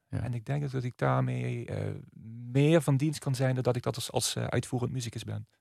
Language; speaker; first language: Dutch; native; Dutch